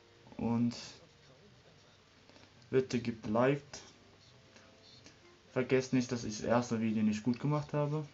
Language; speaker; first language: German; early bilingual, other home language; Serbian